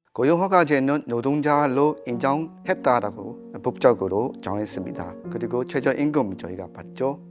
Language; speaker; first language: Korean; non-native, fluent; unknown